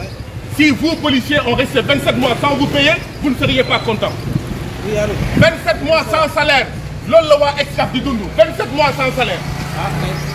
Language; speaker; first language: French; non-native, local second language; Wolof